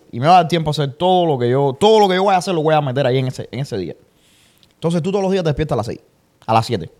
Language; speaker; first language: Spanish; native; Spanish